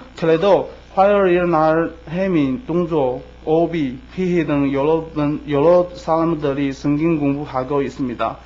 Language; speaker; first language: Korean; non-native, learner; Chinese